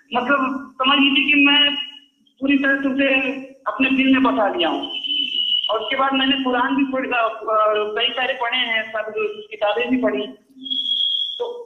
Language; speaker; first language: Hindi; native; Hindi